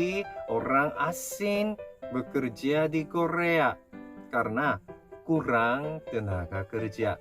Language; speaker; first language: Indonesian; non-native, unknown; Korean